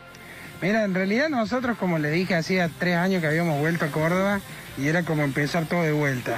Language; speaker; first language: Spanish; native; Spanish